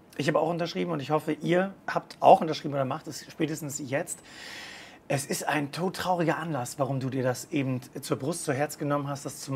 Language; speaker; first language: German; native; German